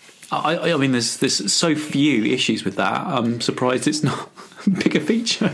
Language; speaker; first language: English; native; English